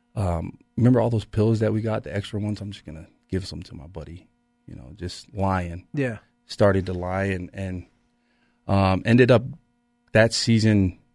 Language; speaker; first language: English; native; English